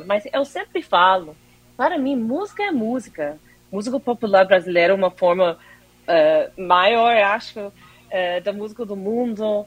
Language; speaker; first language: Portuguese; non-native, fluent; English